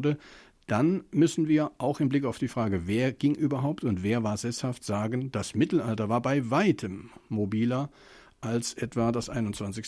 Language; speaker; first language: German; native; German